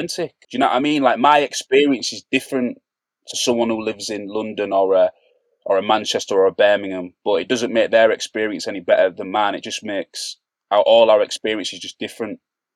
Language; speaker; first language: English; native; English